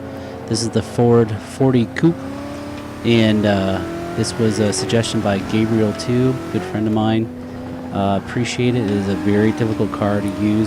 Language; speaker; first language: English; native; English